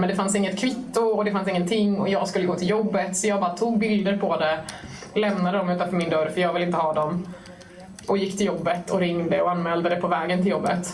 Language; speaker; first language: Swedish; native; Swedish